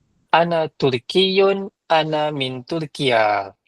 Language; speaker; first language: Arabic; non-native, fluent; Malay